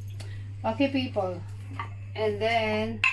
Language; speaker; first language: English; non-native, learner; Filipino